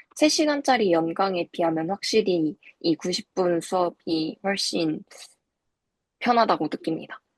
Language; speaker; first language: Korean; native; Korean